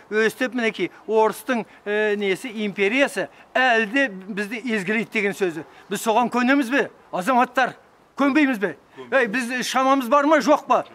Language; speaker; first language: Kazakh; native; Kazakh